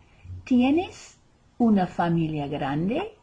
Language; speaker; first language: Spanish; non-native, fluent; English